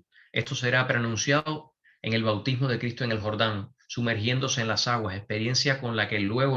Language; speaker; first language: Spanish; native; Spanish